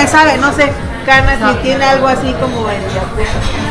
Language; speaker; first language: Spanish; native; Spanish